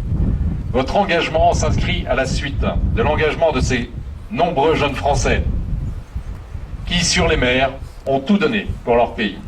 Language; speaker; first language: French; native; French